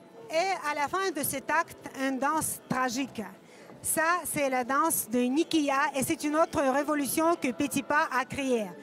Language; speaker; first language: French; non-native, fluent; Russian